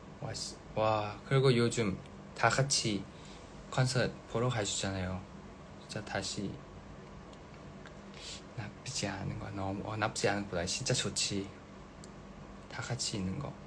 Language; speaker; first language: Korean; non-native, fluent; Thai